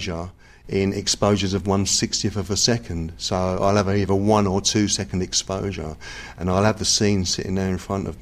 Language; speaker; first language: English; native; English